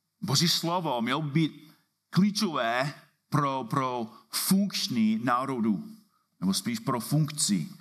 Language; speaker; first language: Czech; non-native, fluent; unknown